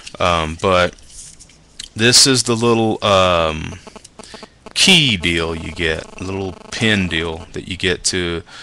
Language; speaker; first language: English; native; English